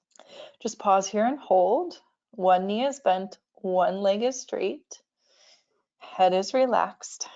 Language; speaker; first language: English; native; English